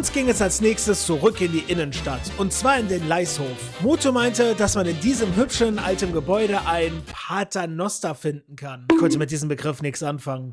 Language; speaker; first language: German; native; German